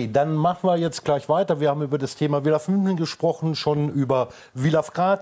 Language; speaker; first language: German; native; German